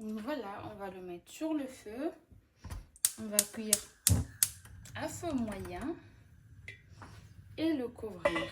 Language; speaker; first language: French; non-native, local second language; Malagasy